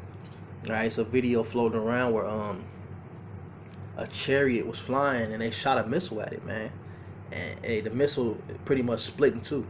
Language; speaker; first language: English; native; English